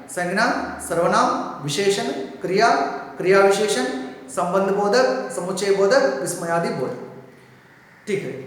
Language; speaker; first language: Hindi; non-native, local second language; Telugu